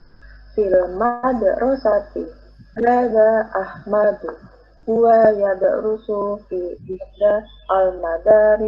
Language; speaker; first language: Arabic; non-native, learner; Indonesian